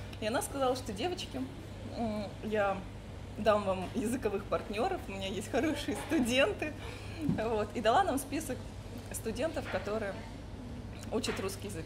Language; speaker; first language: Russian; native; Russian